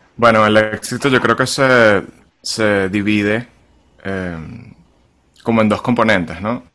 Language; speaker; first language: Spanish; native; Spanish